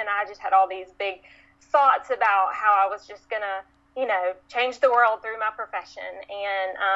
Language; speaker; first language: English; native; English